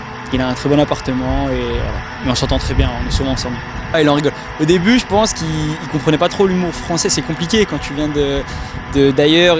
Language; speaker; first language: French; native; French